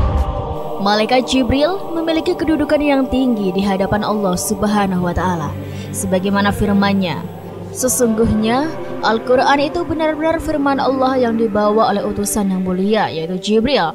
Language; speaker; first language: Indonesian; native; Indonesian